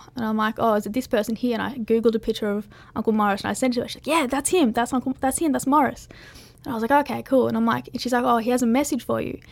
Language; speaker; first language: English; native; English